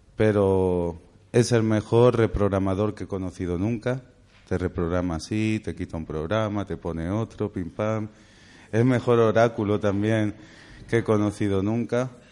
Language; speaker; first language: Spanish; native; Spanish